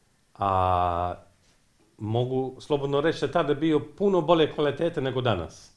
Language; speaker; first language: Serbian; non-native, fluent; English